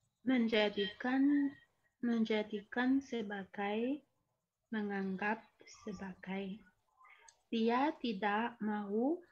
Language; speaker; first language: Indonesian; non-native, learner; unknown